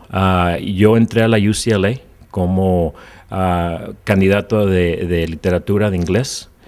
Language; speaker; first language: Spanish; early bilingual, heritage; Spanish